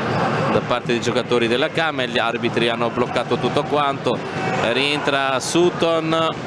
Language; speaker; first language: Italian; native; Italian